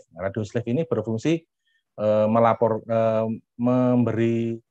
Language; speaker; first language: Indonesian; native; Indonesian